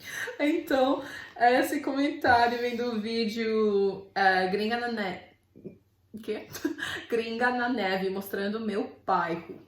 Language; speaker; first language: Portuguese; non-native, fluent; English